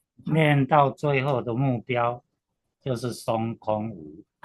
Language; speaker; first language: Chinese; native; Chinese